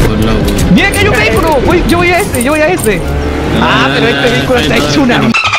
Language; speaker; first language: Spanish; native; Spanish